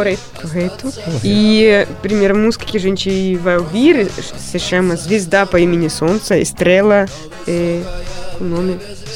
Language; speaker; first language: Portuguese; non-native, fluent; Russian